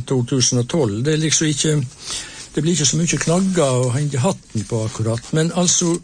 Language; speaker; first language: Norwegian; native; Norwegian